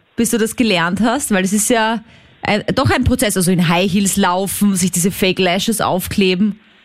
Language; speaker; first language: German; native; German